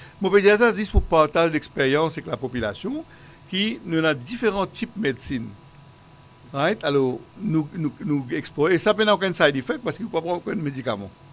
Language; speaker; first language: French; non-native, local second language; Morisyen